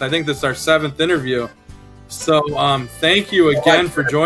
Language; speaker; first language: English; native; English